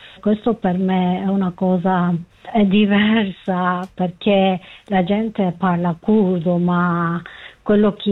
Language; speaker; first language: Italian; non-native, learner; Kurdish